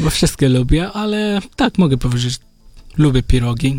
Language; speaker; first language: Polish; non-native, learner; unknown